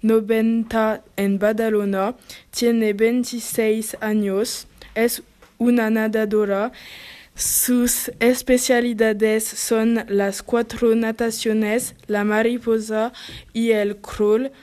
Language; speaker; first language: Spanish; non-native, learner; French